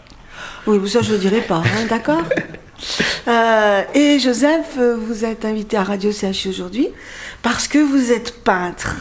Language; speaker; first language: French; native; French